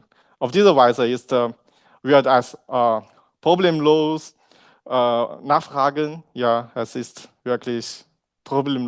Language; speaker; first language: German; non-native, learner; Chinese